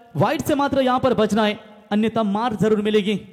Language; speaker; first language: Hindi; non-native, local second language; Marathi